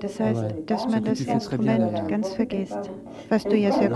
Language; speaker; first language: German; native; German